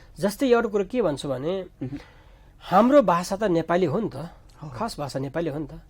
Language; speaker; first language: Nepali; non-native, local second language; Sherpa